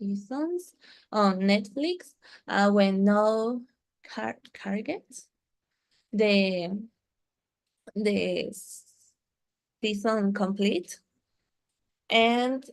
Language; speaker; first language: English; non-native, learner; Spanish